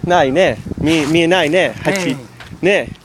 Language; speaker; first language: Japanese; non-native, learner; English